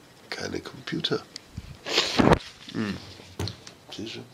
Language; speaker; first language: German; non-native, learner; English